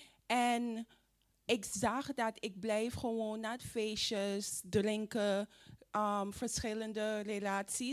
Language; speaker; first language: Dutch; non-native, fluent; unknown